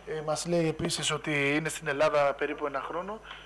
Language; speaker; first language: Greek; native; Greek